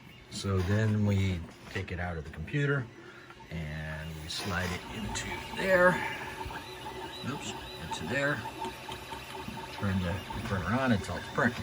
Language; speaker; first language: English; native; English